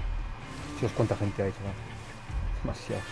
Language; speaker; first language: Spanish; native; Spanish